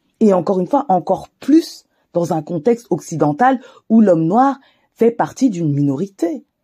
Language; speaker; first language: French; native; French